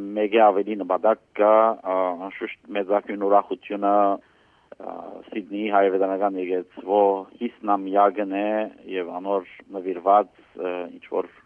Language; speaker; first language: Armenian; early bilingual, heritage; Armenian